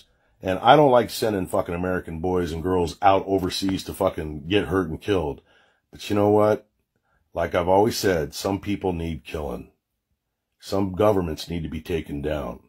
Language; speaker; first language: English; native; English